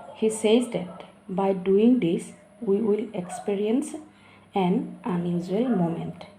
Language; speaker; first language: English; non-native, local second language; Assamese